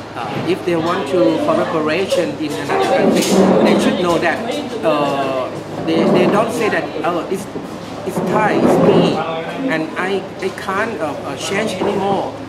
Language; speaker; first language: English; non-native, learner; Thai